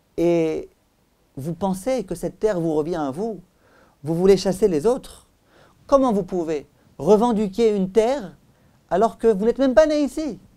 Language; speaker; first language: French; native; French